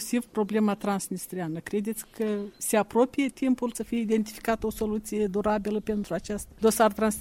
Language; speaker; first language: Romanian; native; Romanian